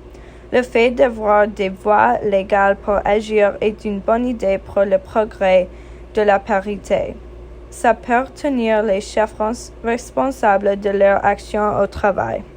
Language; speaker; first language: French; non-native, fluent; English